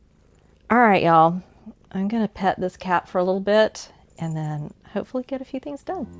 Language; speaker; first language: English; native; English